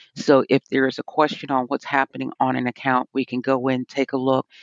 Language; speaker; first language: English; native; English